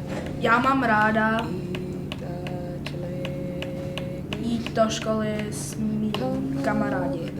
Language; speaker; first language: Czech; early bilingual, heritage; Czech